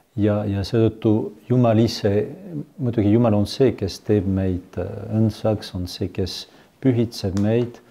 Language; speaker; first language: Estonian; non-native, fluent; French